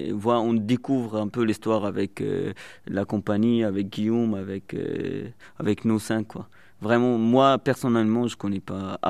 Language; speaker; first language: French; non-native, local second language; Arabic